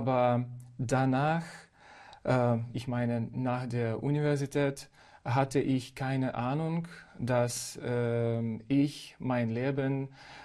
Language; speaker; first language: German; non-native, fluent; Ukrainian